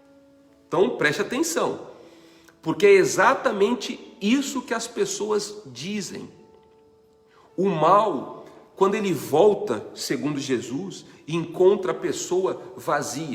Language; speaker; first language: Portuguese; native; Portuguese